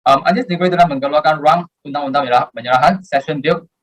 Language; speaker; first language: Malay; non-native, local second language; Chinese